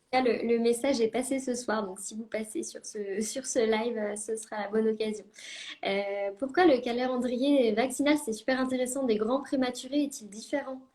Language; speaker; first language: French; native; French